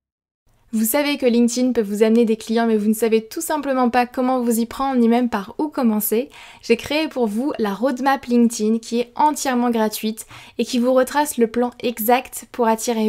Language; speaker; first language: French; native; French